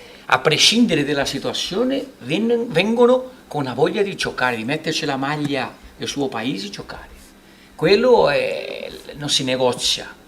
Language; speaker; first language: Italian; non-native, fluent; Portuguese